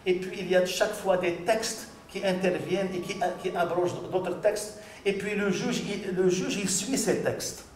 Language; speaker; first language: French; non-native, local second language; Arabic